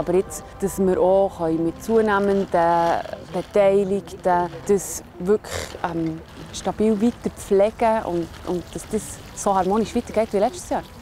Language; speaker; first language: German; native; German